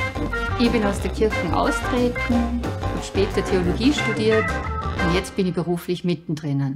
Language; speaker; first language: German; native; German